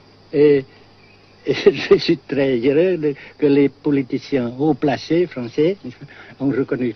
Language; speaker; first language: French; non-native, local second language; Vietnamese